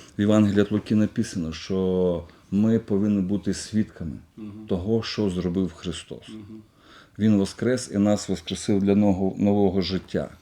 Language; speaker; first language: Ukrainian; non-native, local second language; Russian